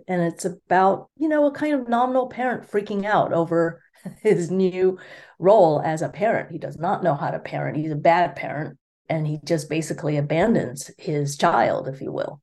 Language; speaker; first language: English; early bilingual, other home language; Chinese